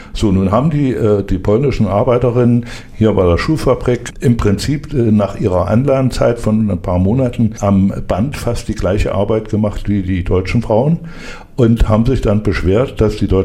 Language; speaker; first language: German; native; German